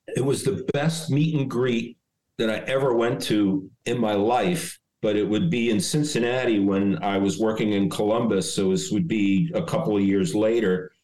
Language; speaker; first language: English; native; English